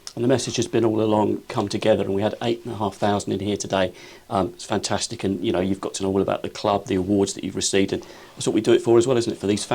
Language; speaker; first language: English; native; English